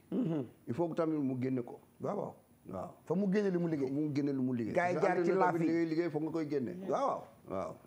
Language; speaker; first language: Wolof; native; Wolof